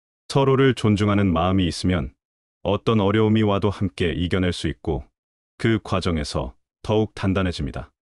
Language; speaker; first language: Korean; native; Korean